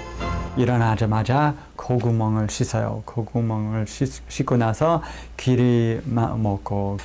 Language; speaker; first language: Korean; non-native, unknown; English